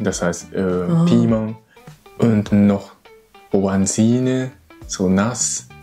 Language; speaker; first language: German; non-native, learner; Japanese